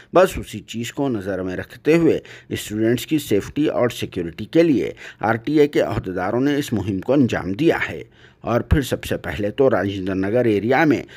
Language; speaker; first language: Hindi; native; Hindi